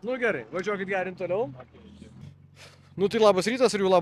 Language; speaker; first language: Lithuanian; native; Lithuanian